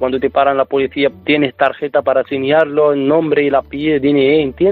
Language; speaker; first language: Spanish; non-native, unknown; Arabic